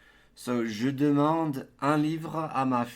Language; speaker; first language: French; non-native, fluent; English